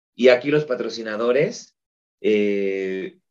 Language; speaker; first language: Spanish; native; Spanish